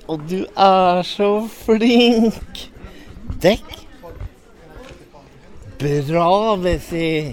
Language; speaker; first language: Norwegian; native; Norwegian